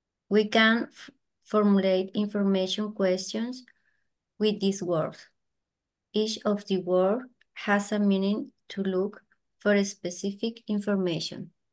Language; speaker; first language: English; non-native, learner; Spanish